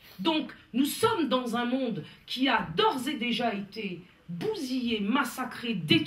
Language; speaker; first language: French; native; French